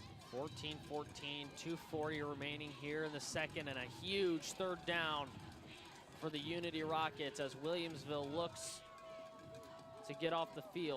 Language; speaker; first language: English; native; English